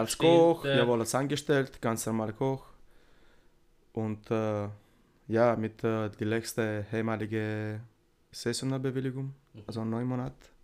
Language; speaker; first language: German; non-native, learner; Italian